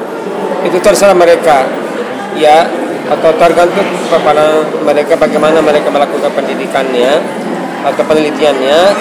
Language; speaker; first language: Indonesian; non-native, fluent; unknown